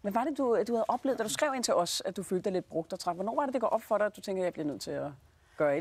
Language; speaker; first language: Danish; native; Danish